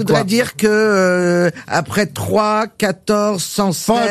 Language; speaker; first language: French; native; French